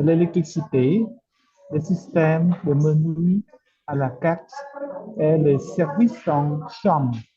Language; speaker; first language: French; non-native, learner; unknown